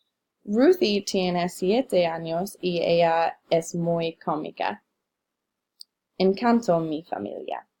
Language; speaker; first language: Spanish; non-native, learner; English